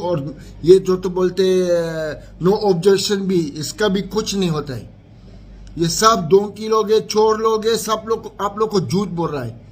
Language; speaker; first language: Hindi; non-native, learner; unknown